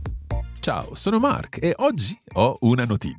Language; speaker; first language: Italian; non-native, fluent; English